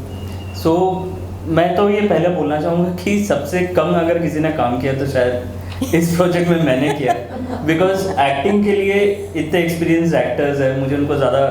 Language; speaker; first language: Hindi; native; Hindi